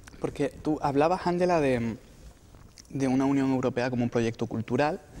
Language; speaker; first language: Spanish; native; Spanish